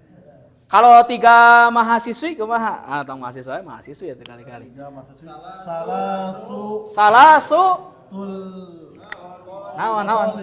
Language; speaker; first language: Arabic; non-native, fluent; Sundanese